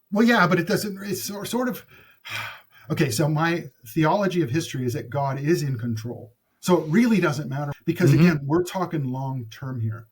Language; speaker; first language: English; native; English